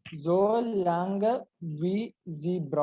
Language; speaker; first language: German; non-native, learner; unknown